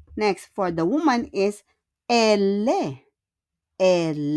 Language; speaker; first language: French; non-native, fluent; Filipino